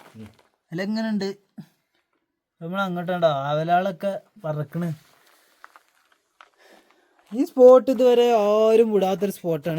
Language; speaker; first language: Malayalam; native; Malayalam